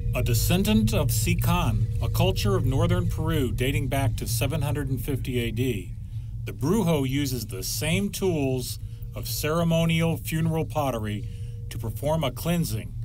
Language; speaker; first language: English; native; English